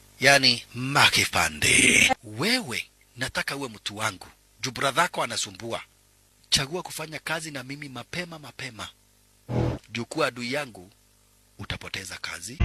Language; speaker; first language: Swahili; native; Swahili